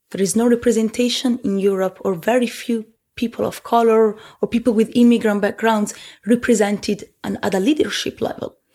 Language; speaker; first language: English; early bilingual, heritage; Italian